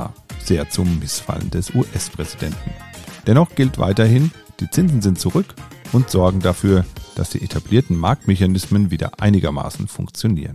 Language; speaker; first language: German; native; German